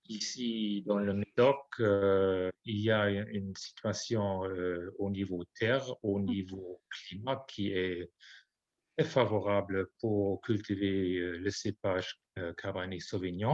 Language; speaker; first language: French; non-native, fluent; German